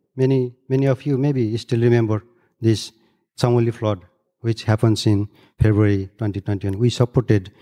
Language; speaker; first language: English; non-native, local second language; Nepali